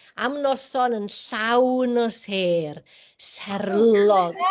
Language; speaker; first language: Welsh; native; Welsh